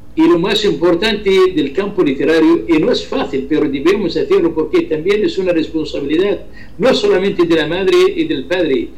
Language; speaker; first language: Spanish; non-native, fluent; Arabic